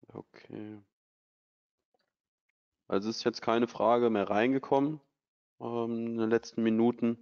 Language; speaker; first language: German; native; German